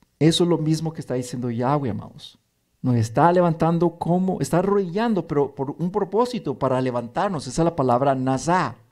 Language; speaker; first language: Spanish; early bilingual, heritage; Spanish